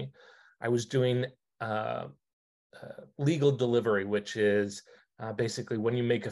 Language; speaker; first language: English; native; English